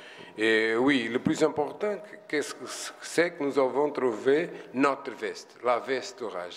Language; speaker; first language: French; non-native, fluent; Portuguese